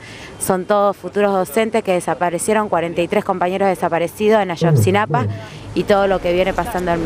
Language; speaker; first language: Spanish; native; Spanish